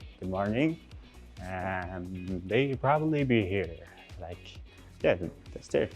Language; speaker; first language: English; non-native, learner; Mongolian